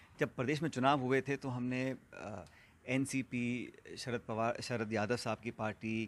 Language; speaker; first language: Hindi; native; Hindi